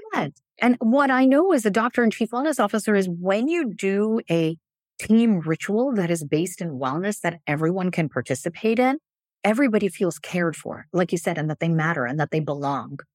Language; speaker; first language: English; early bilingual, other home language; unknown